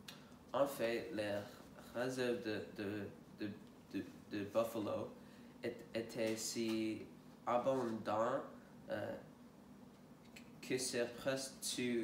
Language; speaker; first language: French; non-native, learner; English